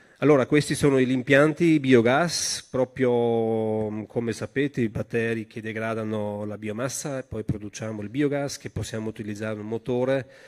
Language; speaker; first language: Italian; non-native, local second language; German